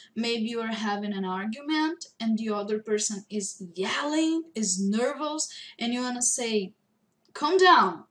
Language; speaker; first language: English; non-native, fluent; Portuguese